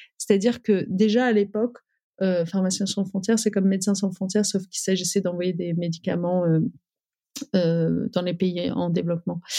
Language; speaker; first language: French; early bilingual, other home language; Riffian